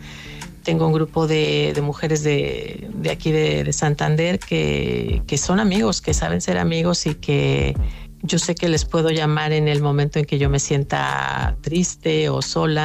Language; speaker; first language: Spanish; native; Spanish